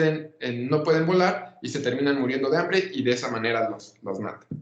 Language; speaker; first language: Spanish; native; Spanish